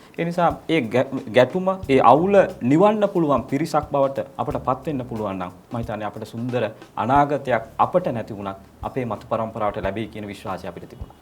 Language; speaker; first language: Sinhala; non-native, local second language; Tamil